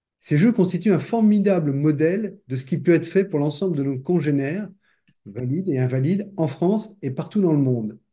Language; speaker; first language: French; native; French